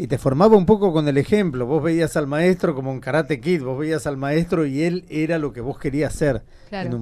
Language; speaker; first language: Spanish; native; Spanish